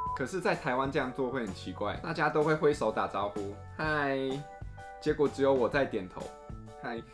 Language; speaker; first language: Chinese; non-native, fluent; Korean